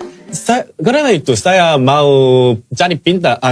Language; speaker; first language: Indonesian; non-native, learner; Korean